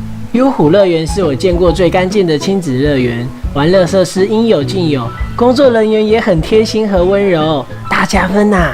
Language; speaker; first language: Chinese; native; Chinese